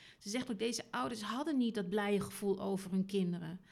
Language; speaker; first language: Dutch; native; Dutch